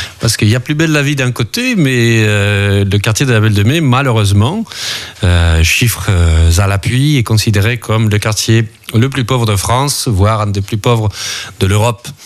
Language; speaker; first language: French; early bilingual, other home language; Spanish